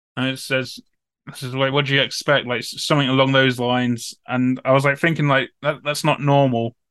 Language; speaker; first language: English; native; English